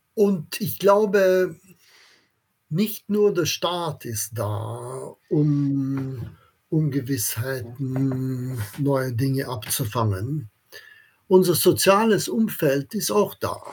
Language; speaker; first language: German; non-native, local second language; English